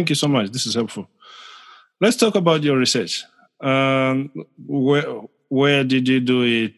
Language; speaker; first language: English; non-native, local second language; Nyanja